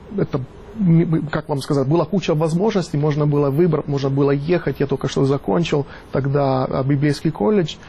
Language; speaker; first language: Russian; non-native, fluent; Italian